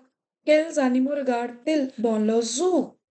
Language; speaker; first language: French; non-native, fluent; Hindi